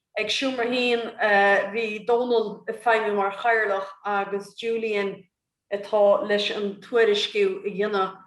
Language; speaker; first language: Irish; native; Irish